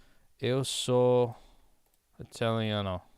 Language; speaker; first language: Portuguese; non-native, learner; English